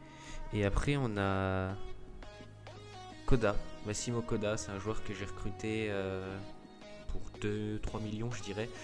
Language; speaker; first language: French; native; French